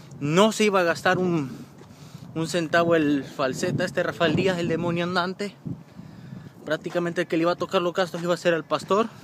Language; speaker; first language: Spanish; native; Spanish